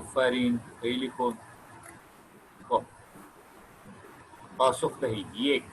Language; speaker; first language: Persian; non-native, fluent; Urdu